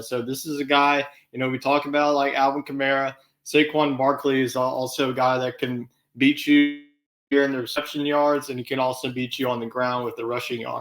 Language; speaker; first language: English; native; English